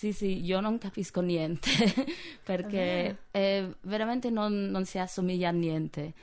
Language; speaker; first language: Italian; non-native, fluent; English